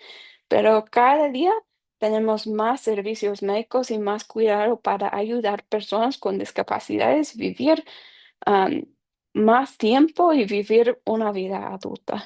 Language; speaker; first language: Spanish; non-native, fluent; English